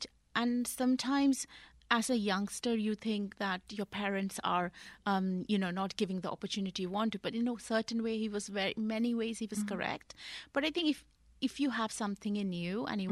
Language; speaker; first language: English; non-native, local second language; Punjabi